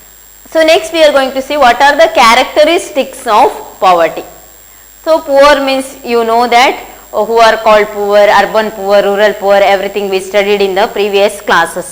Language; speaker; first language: English; non-native, local second language; Kannada